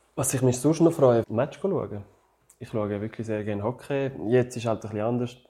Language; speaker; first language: German; non-native, fluent; French